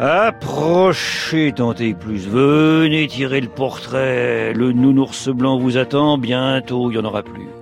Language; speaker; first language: French; native; French